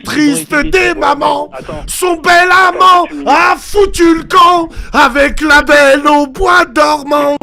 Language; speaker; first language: French; early bilingual, other home language; Arabic